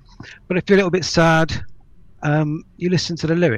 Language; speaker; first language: English; native; English